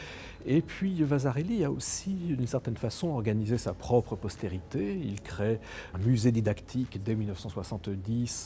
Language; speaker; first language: French; native; French